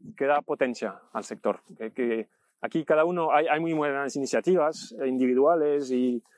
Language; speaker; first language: Spanish; non-native, fluent; French